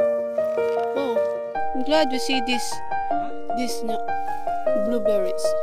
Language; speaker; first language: English; non-native, local second language; Filipino